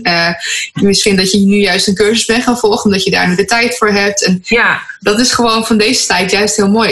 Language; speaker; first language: Dutch; native; Dutch